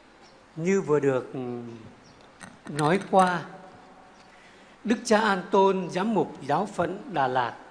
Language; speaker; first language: Vietnamese; native; Vietnamese